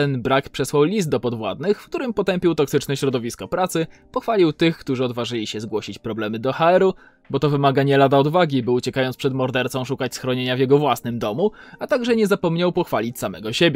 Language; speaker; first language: Polish; native; Polish